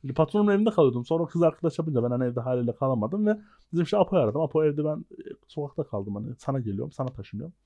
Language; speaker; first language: Turkish; native; Turkish